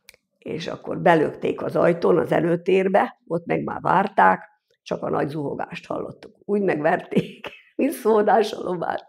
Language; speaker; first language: Hungarian; native; Hungarian